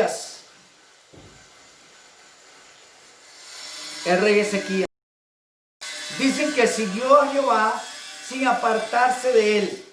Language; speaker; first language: Spanish; native; Spanish